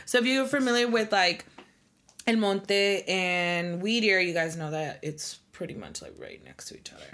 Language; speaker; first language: English; early bilingual, other home language; Spanish